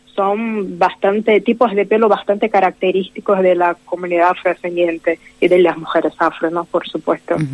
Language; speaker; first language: Spanish; non-native, fluent; Portuguese